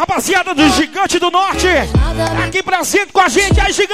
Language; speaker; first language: Portuguese; native; Portuguese